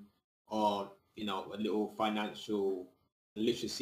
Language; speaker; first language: English; native; English